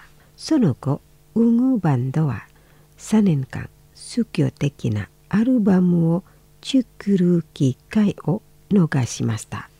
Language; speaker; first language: Japanese; non-native, fluent; Indonesian